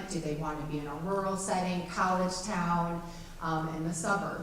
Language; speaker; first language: English; native; English